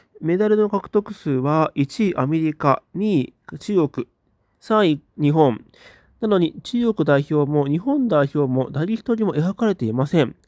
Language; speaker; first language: Japanese; native; Japanese